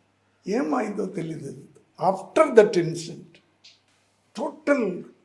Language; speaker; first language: Telugu; non-native, learner; Tamil